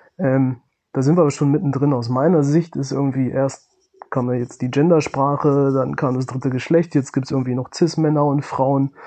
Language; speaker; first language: German; native; German